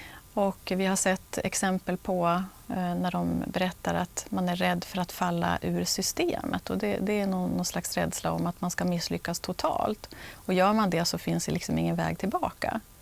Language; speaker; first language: Swedish; native; Swedish